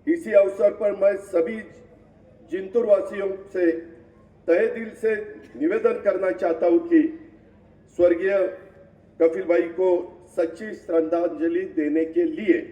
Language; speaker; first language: Hindi; non-native, local second language; Marathi